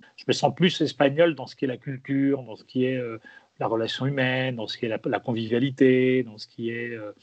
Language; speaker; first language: French; early bilingual, other home language; Spanish